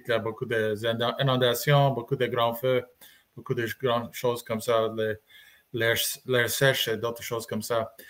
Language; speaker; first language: French; non-native, learner; English